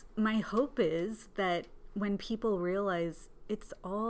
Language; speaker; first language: English; native; English